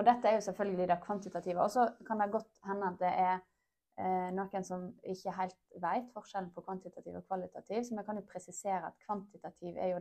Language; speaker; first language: Norwegian; native; Norwegian